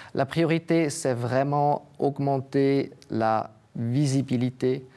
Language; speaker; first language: French; native; French